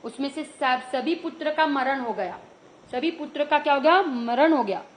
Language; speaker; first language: Hindi; non-native, local second language; Gujarati